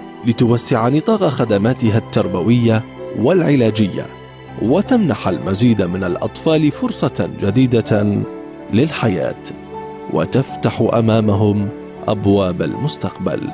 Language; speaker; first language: Arabic; native; Arabic